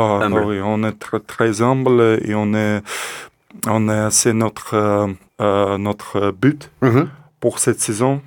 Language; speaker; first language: French; non-native, learner; Russian